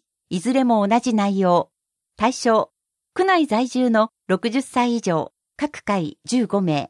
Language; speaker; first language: Japanese; native; Japanese